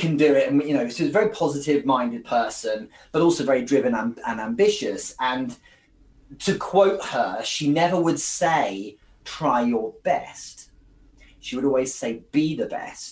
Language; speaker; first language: English; native; English